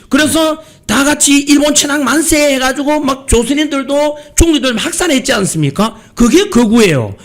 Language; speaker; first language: Korean; native; Korean